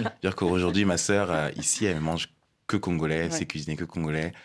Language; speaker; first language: French; early bilingual, other home language; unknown